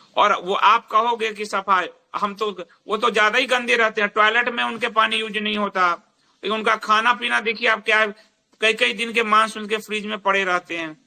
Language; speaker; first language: Hindi; native; Hindi